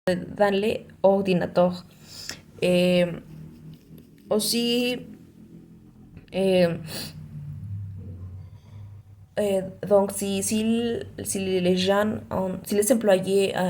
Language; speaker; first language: French; non-native, learner; Spanish